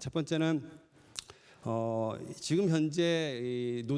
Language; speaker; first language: Korean; native; Korean